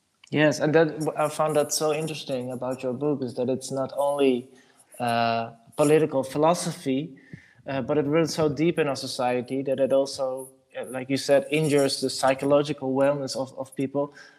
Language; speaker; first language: English; non-native, fluent; Dutch